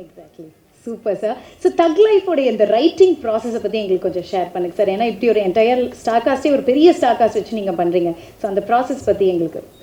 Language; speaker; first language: Tamil; native; Tamil